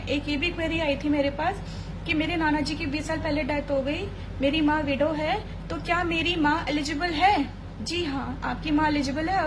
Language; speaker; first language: Hindi; native; Hindi